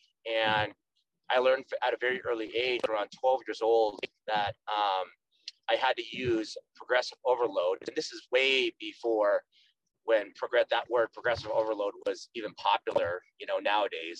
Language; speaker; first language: English; native; English